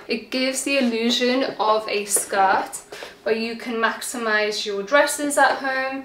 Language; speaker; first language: English; native; English